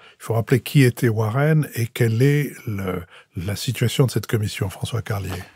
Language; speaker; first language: French; native; French